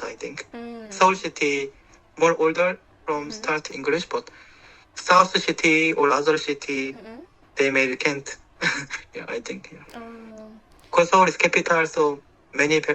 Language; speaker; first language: English; non-native, learner; Korean